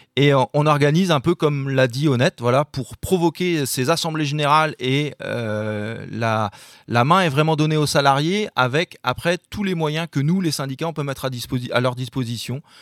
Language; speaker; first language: French; native; French